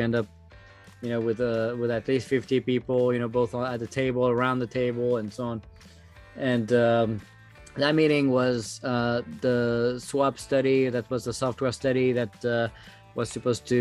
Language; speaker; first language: English; non-native, fluent; French